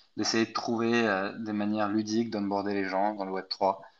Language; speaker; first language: French; non-native, fluent; Arabic